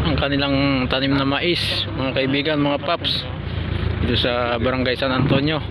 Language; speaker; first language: Filipino; non-native, local second language; Iloko